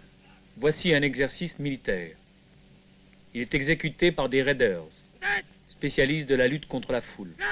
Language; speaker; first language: French; native; French